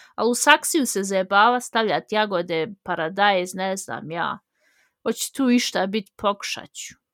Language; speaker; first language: Bosnian; early bilingual, heritage; Bosnian